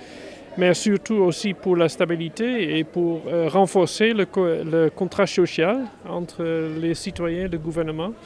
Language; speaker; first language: French; non-native, fluent; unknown